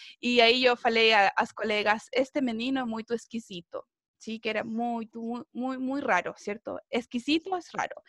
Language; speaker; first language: Portuguese; non-native, fluent; Spanish